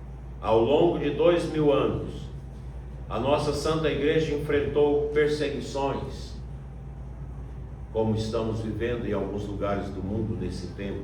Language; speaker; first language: Portuguese; native; Portuguese